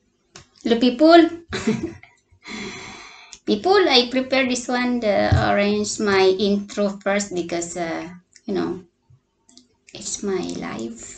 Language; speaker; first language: English; non-native, local second language; Cebuano